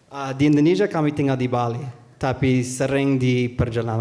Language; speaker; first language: Indonesian; non-native, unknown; English